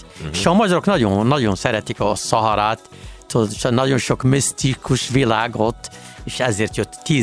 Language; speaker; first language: Hungarian; non-native, fluent; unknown